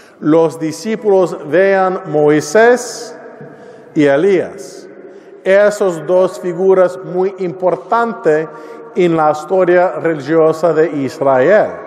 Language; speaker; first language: Spanish; non-native, learner; English